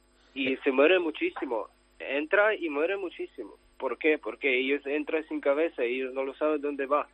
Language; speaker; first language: Spanish; non-native, learner; Ukrainian